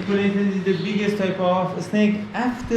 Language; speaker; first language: English; non-native, learner; Persian